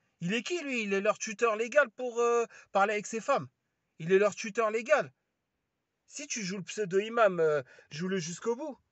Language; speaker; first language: French; early bilingual, other home language; Lingala